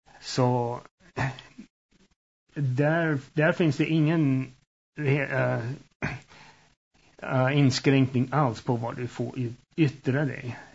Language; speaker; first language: Swedish; early bilingual, heritage; Swedish